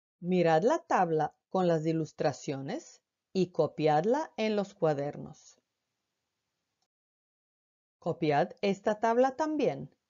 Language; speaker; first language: Spanish; non-native, fluent; Croatian